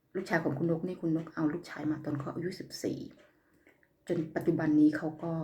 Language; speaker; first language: Thai; native; Thai